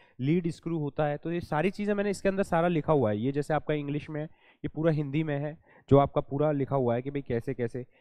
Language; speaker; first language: Hindi; native; Hindi